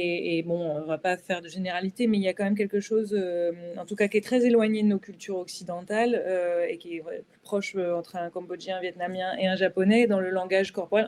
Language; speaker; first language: French; native; French